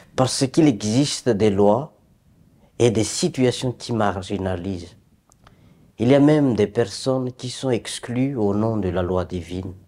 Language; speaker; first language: French; native; French